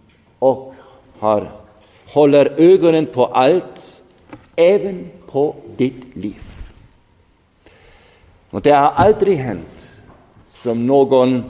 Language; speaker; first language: Swedish; non-native, fluent; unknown